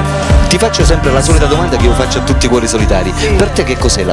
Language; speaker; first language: Italian; native; Italian